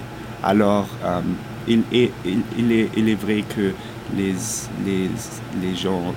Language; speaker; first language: French; non-native, learner; German